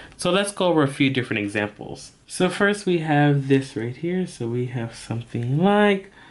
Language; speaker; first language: English; native; English